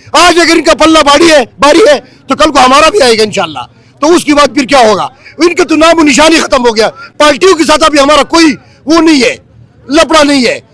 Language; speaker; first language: Urdu; non-native, local second language; Pashto